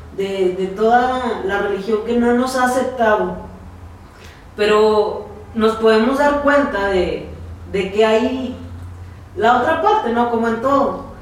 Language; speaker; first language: Spanish; native; Spanish